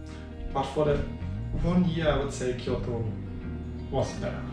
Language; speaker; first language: English; non-native, fluent; German